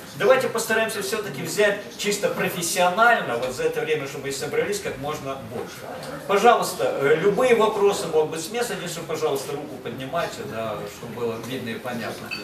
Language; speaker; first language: Russian; native; Russian